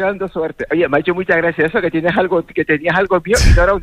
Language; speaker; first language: Spanish; native; Spanish